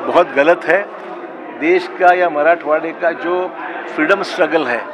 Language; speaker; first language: Hindi; non-native, local second language; Marathi